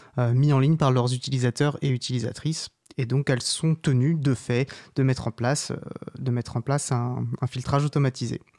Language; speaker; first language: French; native; French